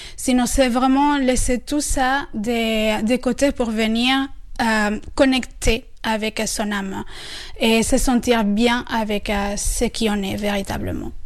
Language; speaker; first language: French; non-native, fluent; Spanish